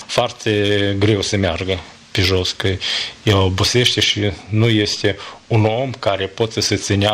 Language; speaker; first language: Romanian; non-native, learner; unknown